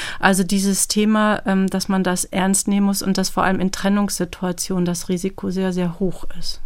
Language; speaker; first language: German; native; German